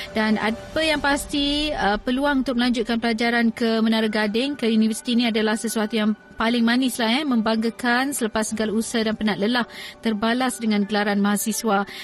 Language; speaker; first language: Malay; native; Malay